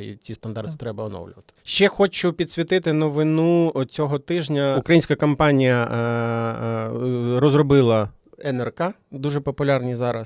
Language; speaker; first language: Ukrainian; native; Ukrainian